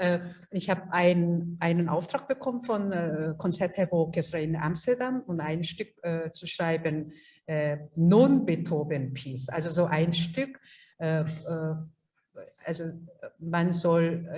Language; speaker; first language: German; non-native, fluent; Korean